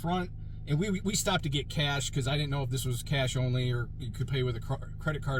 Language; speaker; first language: English; native; English